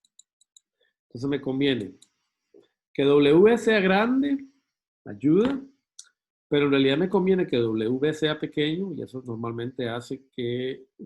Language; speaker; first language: Spanish; native; Spanish